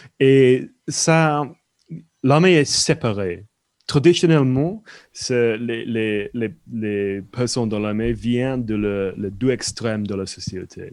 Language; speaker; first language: French; non-native, fluent; English